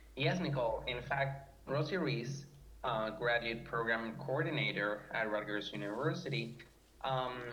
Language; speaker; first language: English; non-native, fluent; Spanish